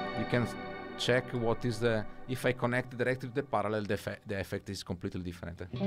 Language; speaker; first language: English; non-native, fluent; Italian